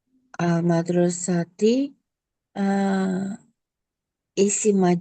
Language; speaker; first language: Arabic; non-native, learner; Indonesian